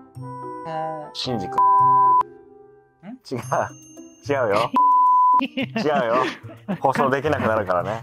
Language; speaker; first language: Japanese; native; Japanese